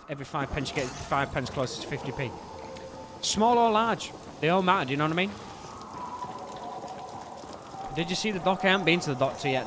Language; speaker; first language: English; native; English